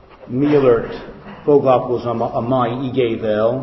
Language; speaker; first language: Hungarian; non-native, fluent; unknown